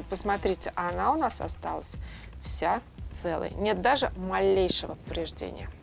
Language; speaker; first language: Russian; native; Russian